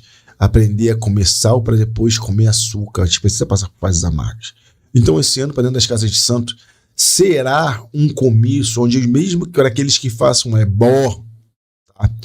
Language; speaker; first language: Portuguese; native; Portuguese